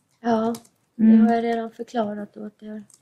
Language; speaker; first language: Swedish; non-native, fluent; English